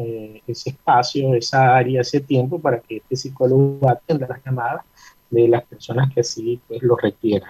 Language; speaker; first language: Spanish; native; Spanish